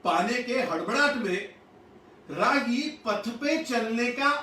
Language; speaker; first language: Hindi; non-native, local second language; Marathi